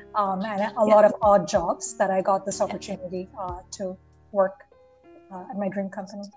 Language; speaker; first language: English; non-native, local second language; Bangla